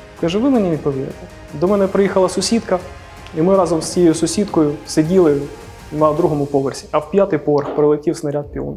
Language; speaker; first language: Ukrainian; non-native, local second language; Russian